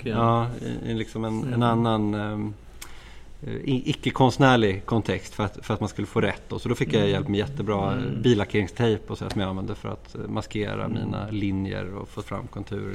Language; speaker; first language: Swedish; native; Swedish